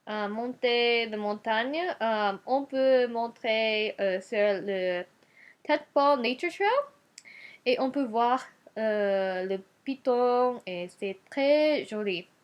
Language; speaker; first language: French; non-native, learner; Japanese